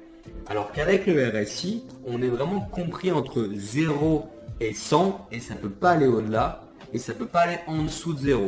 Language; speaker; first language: French; native; French